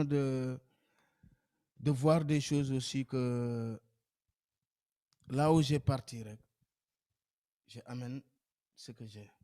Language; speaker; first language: French; non-native, local second language; Wolof